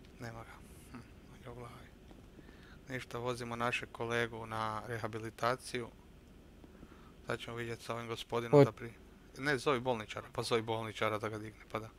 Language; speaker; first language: Serbian; native; Serbian